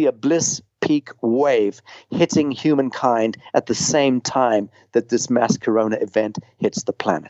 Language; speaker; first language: English; native; English